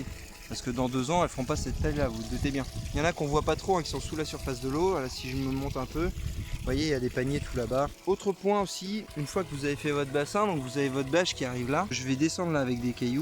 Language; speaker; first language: French; native; French